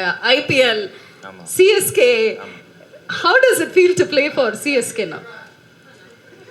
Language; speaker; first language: Tamil; native; Tamil